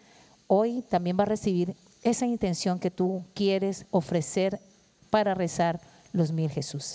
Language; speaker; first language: Spanish; native; Spanish